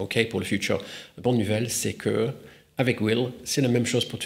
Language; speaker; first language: French; non-native, fluent; English